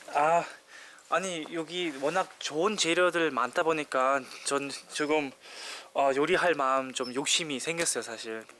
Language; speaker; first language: Korean; non-native, fluent; German